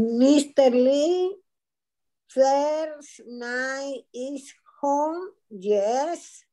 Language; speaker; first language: English; non-native, learner; Spanish